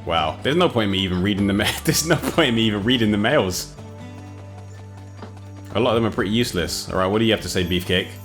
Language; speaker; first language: English; native; English